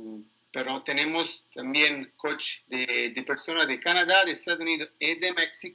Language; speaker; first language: Spanish; non-native, learner; Italian